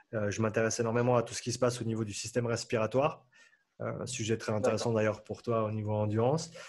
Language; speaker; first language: French; native; French